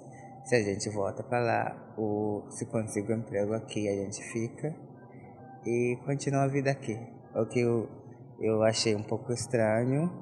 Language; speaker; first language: Portuguese; non-native, fluent; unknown